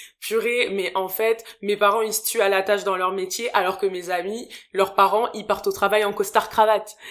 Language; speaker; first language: French; native; French